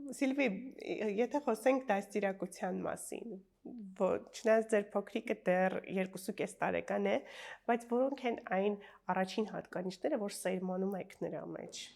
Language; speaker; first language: Armenian; native; Armenian